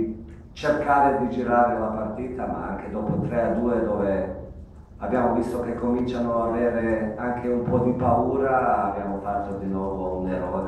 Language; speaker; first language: Italian; non-native, fluent; Croatian